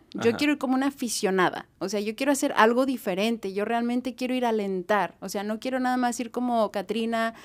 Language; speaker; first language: Spanish; native; Spanish